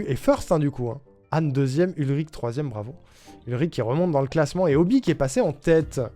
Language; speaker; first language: French; native; French